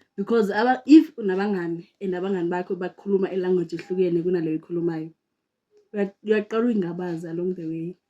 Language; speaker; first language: Zulu; non-native, local second language; Xhosa